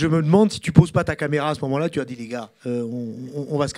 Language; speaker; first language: French; native; French